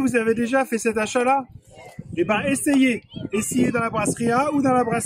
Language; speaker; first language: French; native; French